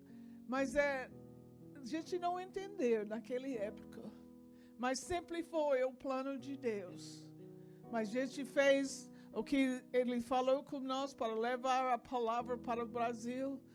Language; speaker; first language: Portuguese; non-native, fluent; English